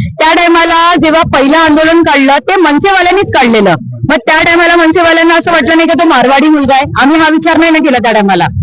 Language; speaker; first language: Marathi; native; Marathi